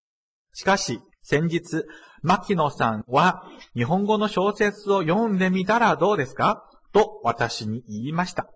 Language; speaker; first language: Japanese; non-native, fluent; Chinese